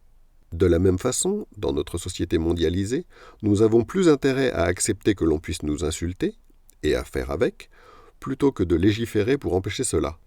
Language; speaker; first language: French; native; French